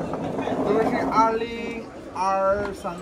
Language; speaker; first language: Chinese; non-native, learner; Bangla